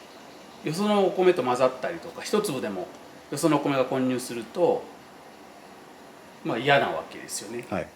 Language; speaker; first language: Japanese; native; Japanese